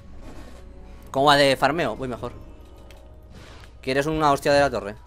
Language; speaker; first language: Spanish; native; Spanish